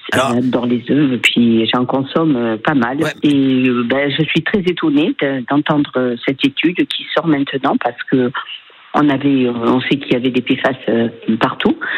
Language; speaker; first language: French; early bilingual, other home language; Spanish